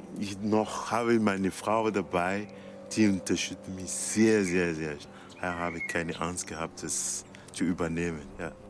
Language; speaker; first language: German; non-native, learner; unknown